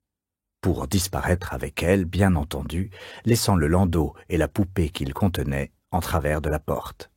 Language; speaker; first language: French; native; French